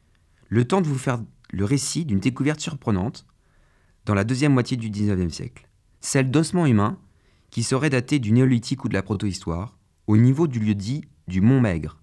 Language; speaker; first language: French; native; French